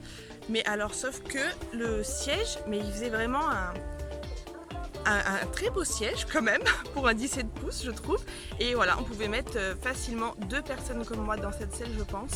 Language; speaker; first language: French; native; French